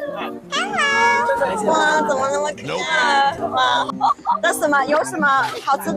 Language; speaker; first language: Chinese; non-native, fluent; Mongolian